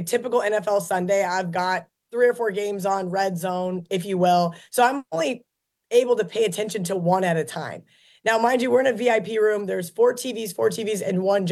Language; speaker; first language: English; native; English